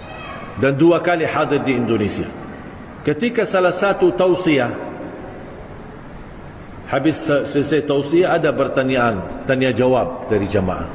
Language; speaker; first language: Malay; non-native, fluent; Arabic